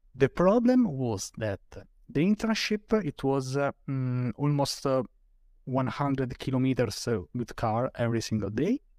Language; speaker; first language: English; non-native, fluent; Italian